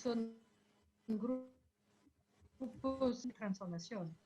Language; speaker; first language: Spanish; non-native, fluent; French